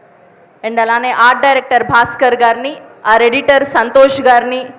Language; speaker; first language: Telugu; native; Telugu